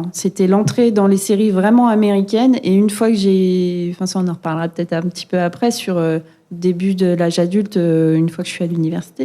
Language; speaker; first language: French; native; French